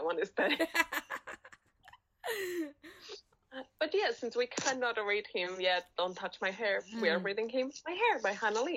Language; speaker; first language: English; non-native, fluent; Catalan